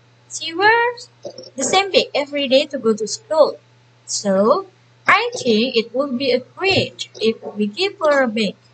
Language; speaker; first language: English; non-native, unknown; Indonesian